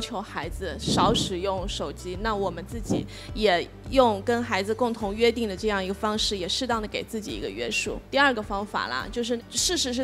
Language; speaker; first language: Chinese; native; Chinese